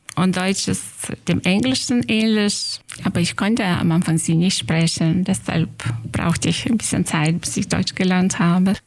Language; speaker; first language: German; non-native, fluent; Lithuanian